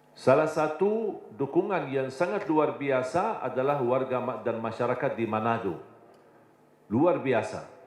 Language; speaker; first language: Indonesian; non-native, fluent; Arabic